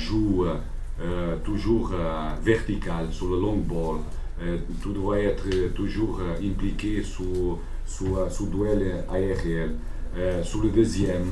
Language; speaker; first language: French; non-native, learner; Portuguese